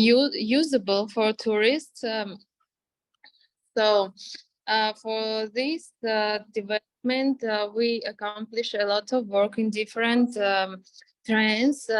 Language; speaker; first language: English; non-native, fluent; Armenian